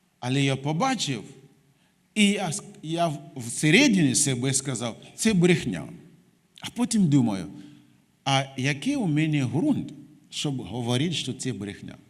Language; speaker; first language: Ukrainian; non-native, fluent; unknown